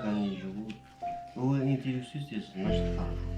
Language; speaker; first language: Russian; non-native, local second language; Armenian